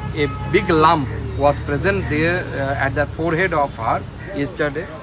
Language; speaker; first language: English; non-native, local second language; Bangla